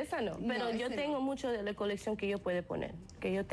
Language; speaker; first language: Spanish; early bilingual, heritage; English